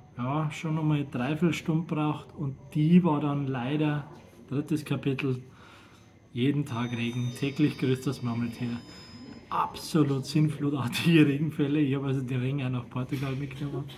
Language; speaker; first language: German; native; German